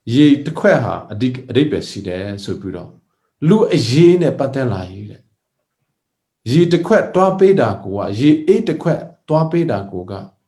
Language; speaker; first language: Burmese; non-native, local second language; Hakha Chin